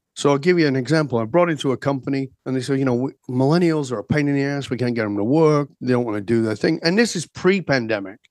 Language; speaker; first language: English; native; English